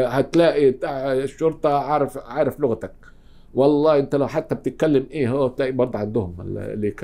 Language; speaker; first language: Arabic; native; Arabic